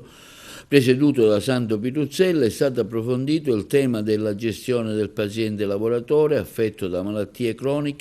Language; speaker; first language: Italian; native; Italian